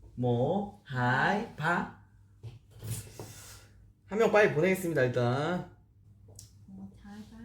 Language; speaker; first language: Korean; native; Korean